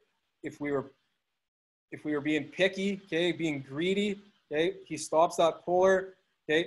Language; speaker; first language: English; native; English